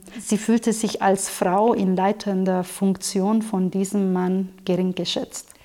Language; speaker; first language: German; non-native, fluent; Turkish